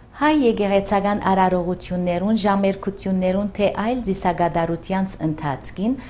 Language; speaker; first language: Armenian; early bilingual, heritage; Armenian